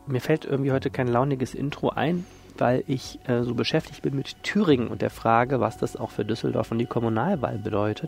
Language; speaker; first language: German; native; German